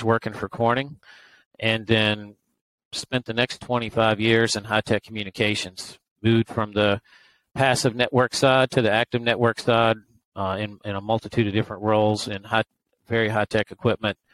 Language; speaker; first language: English; native; English